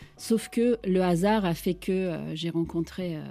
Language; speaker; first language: French; non-native, fluent; Turkish